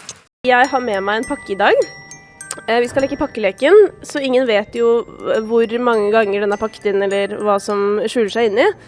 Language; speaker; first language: Norwegian; native; Norwegian